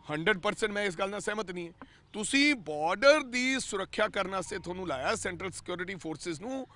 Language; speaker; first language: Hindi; non-native, local second language; Punjabi